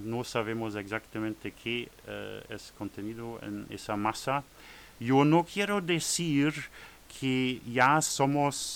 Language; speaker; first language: Spanish; non-native, learner; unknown